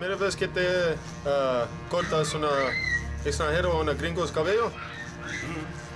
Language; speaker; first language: Spanish; non-native, learner; English